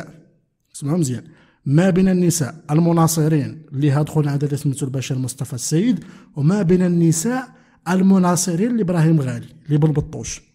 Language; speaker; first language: Arabic; native; Arabic